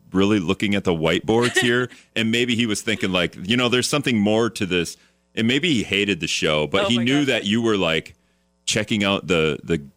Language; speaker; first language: English; native; English